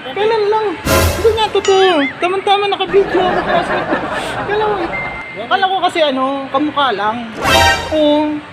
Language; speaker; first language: Filipino; non-native, local second language; Hiligaynon